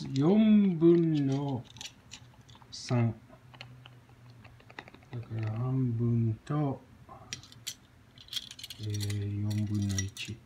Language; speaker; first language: Japanese; non-native, fluent; English